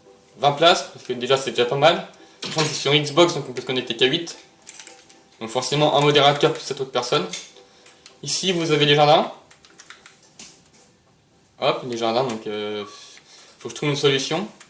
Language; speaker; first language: French; native; French